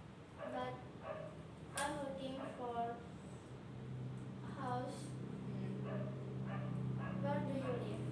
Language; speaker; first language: English; non-native, learner; Indonesian